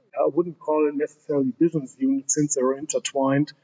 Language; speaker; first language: English; non-native, fluent; German